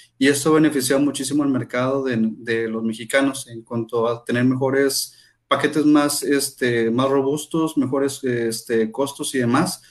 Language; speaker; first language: Spanish; native; Spanish